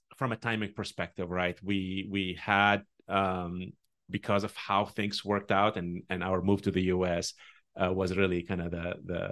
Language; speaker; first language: English; non-native, fluent; Arabic